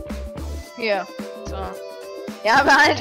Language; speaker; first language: German; native; German